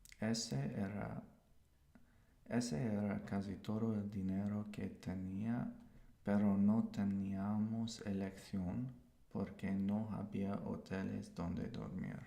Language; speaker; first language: Spanish; non-native, learner; English